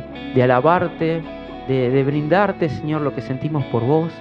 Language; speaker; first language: Spanish; native; Spanish